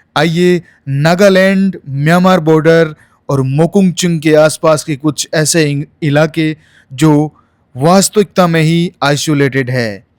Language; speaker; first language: Hindi; native; Hindi